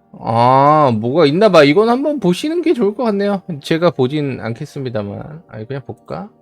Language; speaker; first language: Korean; native; Korean